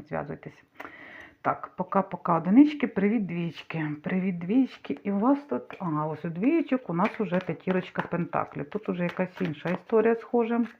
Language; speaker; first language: Ukrainian; non-native, local second language; Russian